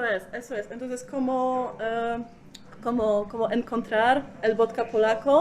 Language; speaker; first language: Spanish; non-native, fluent; Polish